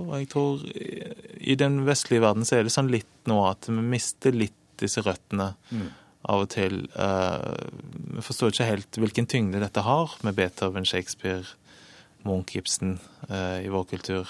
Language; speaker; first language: Norwegian; native; Norwegian